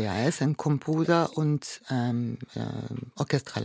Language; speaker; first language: German; non-native, fluent; Arabic